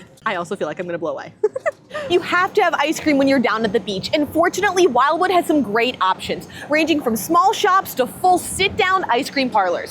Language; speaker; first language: English; native; English